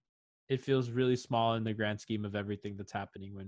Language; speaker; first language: English; native; English